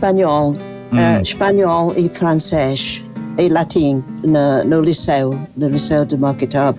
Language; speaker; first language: Portuguese; non-native, fluent; English